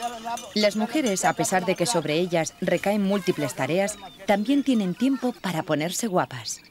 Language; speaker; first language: Spanish; native; Spanish